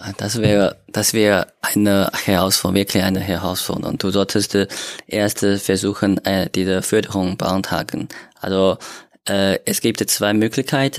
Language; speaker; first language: German; non-native, learner; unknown